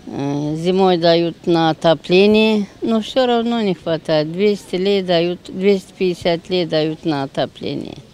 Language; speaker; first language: Russian; non-native, local second language; Romanian